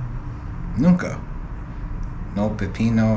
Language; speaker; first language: Spanish; non-native, learner; English